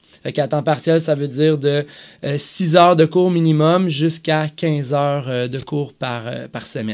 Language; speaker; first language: French; native; French